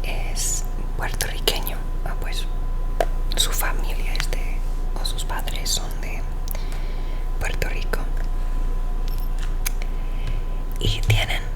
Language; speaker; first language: Spanish; non-native, learner; English